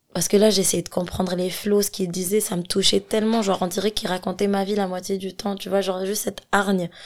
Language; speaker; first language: French; non-native, local second language; Arabic